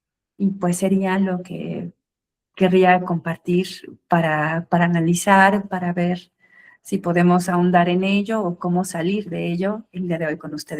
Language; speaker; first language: Spanish; native; Spanish